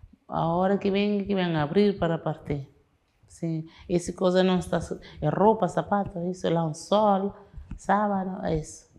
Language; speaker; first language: Portuguese; non-native, learner; Kabuverdianu